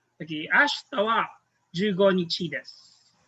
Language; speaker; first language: Japanese; non-native, fluent; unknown